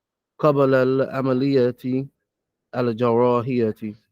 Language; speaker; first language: Arabic; non-native, learner; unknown